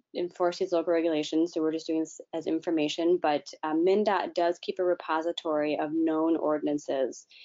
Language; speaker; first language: English; native; English